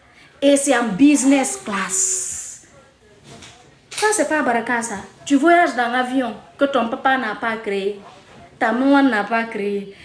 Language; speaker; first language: French; non-native, local second language; Mandingo